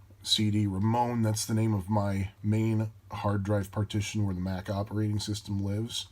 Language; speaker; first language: English; native; English